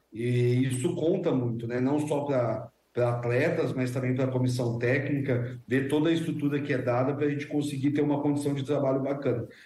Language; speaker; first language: Portuguese; native; Portuguese